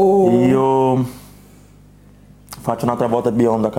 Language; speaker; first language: Italian; non-native, fluent; Portuguese